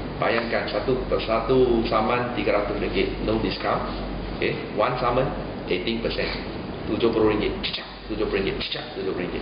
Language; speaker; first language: Malay; non-native, local second language; Chinese